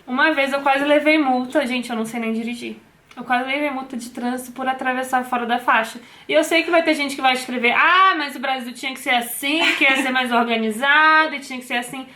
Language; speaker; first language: Portuguese; native; Portuguese